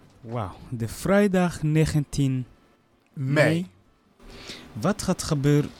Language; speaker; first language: Dutch; non-native, learner; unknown